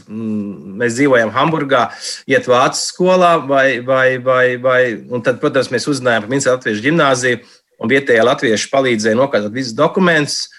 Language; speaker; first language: Latvian; early bilingual, heritage; Latvian